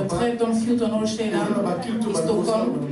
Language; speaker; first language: Swedish; non-native, fluent; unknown